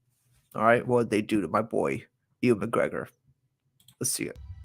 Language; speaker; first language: English; native; English